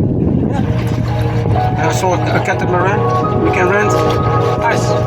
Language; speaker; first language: English; non-native, fluent; Dutch